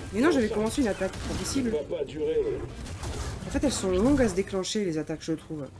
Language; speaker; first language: French; native; French